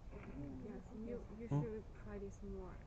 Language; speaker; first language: English; non-native, learner; Chinese